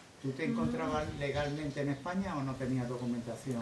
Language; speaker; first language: Spanish; native; Spanish